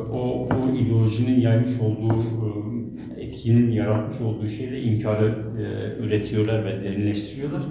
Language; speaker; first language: Turkish; native; Turkish